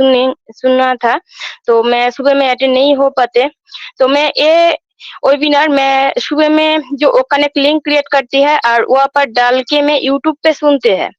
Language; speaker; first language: Hindi; non-native, local second language; Bangla